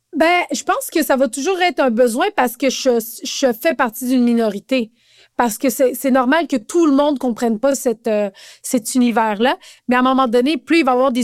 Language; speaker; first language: French; native; French